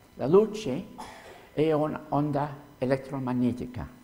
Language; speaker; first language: Italian; non-native, fluent; English